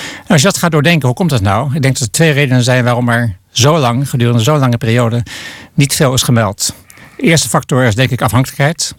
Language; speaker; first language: Dutch; native; Dutch